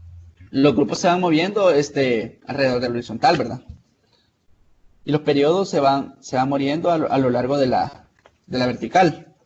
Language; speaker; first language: Spanish; native; Spanish